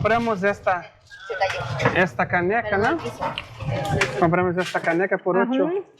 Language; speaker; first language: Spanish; non-native, learner; Portuguese